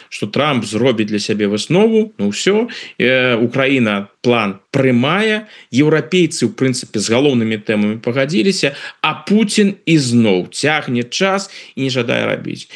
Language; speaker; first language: Belarusian; native; Belarusian